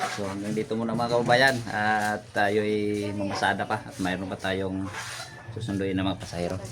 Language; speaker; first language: Filipino; non-native, local second language; Cebuano